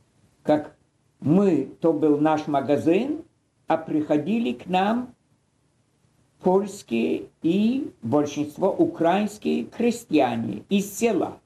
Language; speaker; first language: Russian; non-native, fluent; Polish